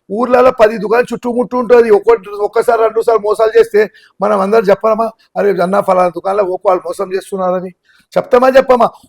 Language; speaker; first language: Telugu; non-native, local second language; Gujarati